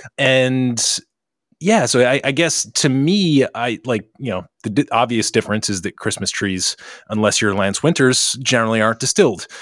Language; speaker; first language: English; native; English